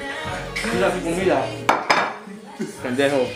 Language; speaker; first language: Spanish; non-native, learner; English